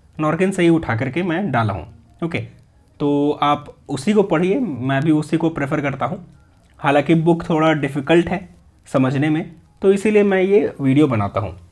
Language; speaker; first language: Hindi; native; Hindi